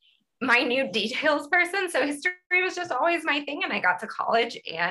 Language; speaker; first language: English; native; English